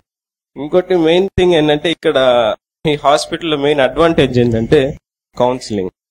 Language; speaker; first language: Telugu; native; Telugu